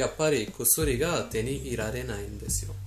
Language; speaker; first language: Japanese; non-native, fluent; Persian